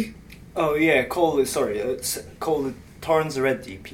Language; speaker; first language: English; non-native, learner; Japanese